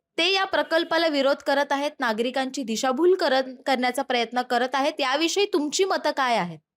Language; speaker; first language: Marathi; native; Marathi